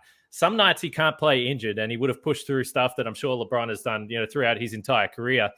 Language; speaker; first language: English; native; English